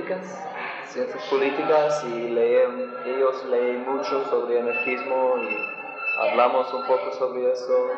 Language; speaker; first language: Spanish; non-native, learner; English